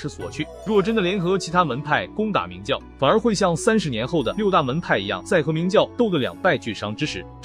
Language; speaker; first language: Chinese; native; Chinese